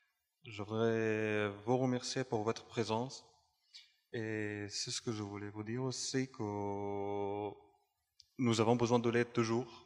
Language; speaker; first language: French; non-native, fluent; Arabic